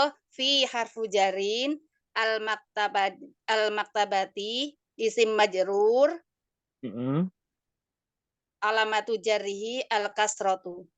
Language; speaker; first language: Arabic; non-native, learner; Indonesian